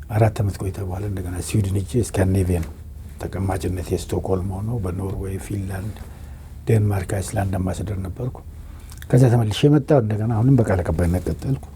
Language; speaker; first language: Amharic; non-native, local second language; Oromo